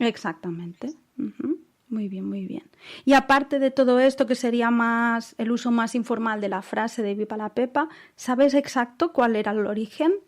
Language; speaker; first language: Spanish; native; Spanish